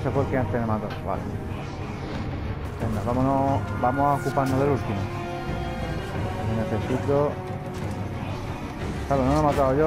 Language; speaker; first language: Spanish; native; Spanish